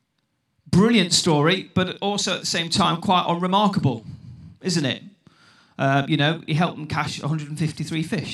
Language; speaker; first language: English; native; English